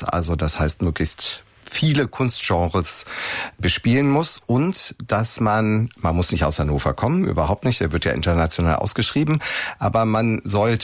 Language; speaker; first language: German; native; German